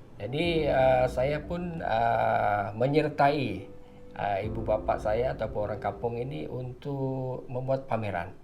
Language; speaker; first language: Malay; non-native, local second language; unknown